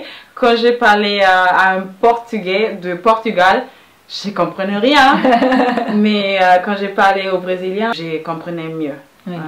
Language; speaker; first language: French; non-native, fluent; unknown